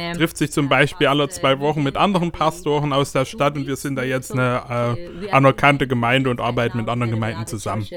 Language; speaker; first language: German; non-native, fluent; Ukrainian